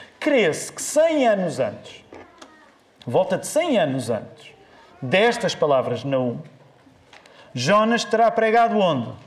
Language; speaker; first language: Portuguese; native; Portuguese